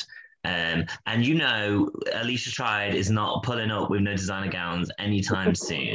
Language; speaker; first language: English; native; English